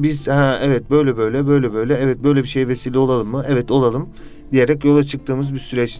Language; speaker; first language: Turkish; native; Turkish